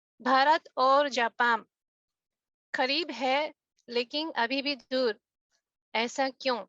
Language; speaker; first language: Hindi; non-native, fluent; Japanese